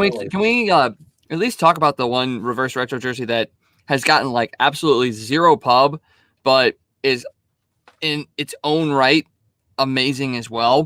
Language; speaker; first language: English; native; English